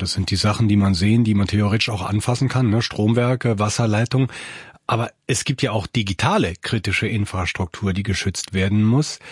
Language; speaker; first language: German; native; German